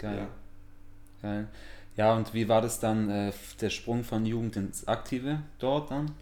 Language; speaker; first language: German; native; German